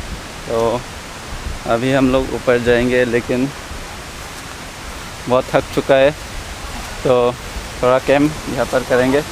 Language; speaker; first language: Hindi; non-native, local second language; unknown